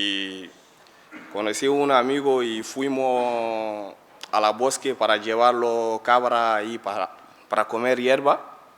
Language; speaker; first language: Spanish; non-native, learner; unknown